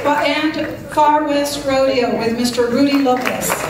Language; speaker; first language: English; early bilingual, other home language; Spanish